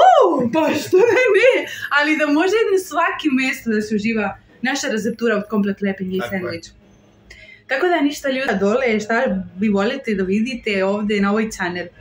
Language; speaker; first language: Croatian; non-native, learner; Spanish